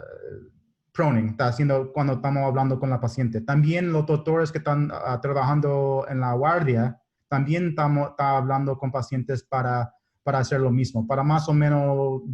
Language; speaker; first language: Spanish; non-native, learner; English